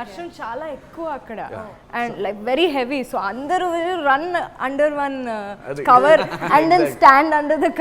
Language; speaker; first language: Telugu; non-native, fluent; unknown